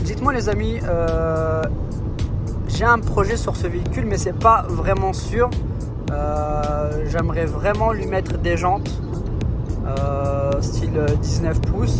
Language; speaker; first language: French; native; French